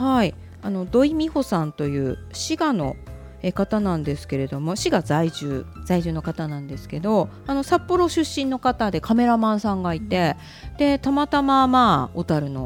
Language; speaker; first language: Japanese; native; Japanese